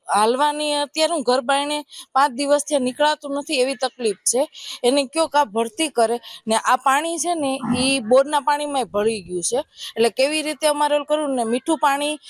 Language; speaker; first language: Gujarati; native; Gujarati